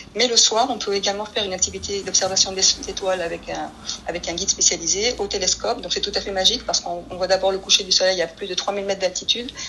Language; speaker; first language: French; early bilingual, other home language; Spanish